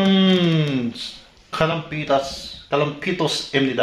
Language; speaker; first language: Korean; non-native, learner; Filipino